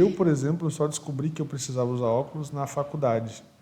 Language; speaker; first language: Portuguese; native; Portuguese